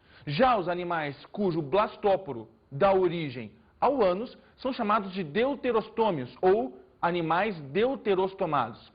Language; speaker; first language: Portuguese; native; Portuguese